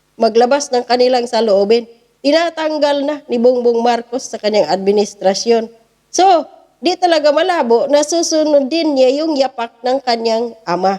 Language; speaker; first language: Filipino; non-native, local second language; Cebuano